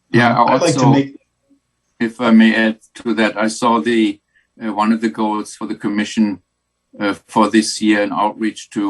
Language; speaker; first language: English; non-native, fluent; German